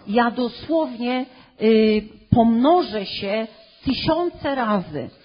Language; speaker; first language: Polish; native; Polish